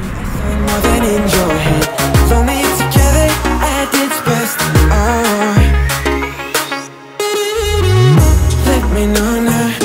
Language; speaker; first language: English; non-native, local second language; Filipino